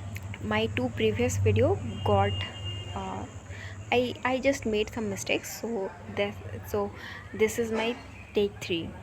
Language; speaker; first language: English; non-native, local second language; Hindi